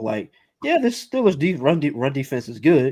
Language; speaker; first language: English; native; English